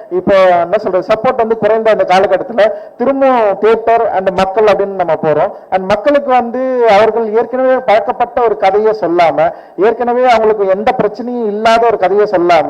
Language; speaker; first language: Tamil; native; Tamil